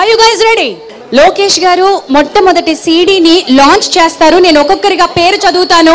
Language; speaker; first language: Telugu; native; Telugu